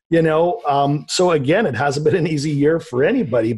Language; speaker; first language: English; native; English